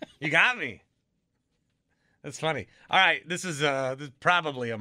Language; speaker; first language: English; native; English